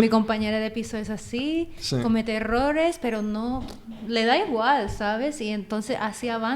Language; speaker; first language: Spanish; non-native, fluent; Filipino